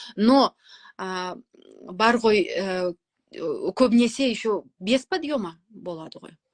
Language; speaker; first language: Russian; non-native, local second language; Kazakh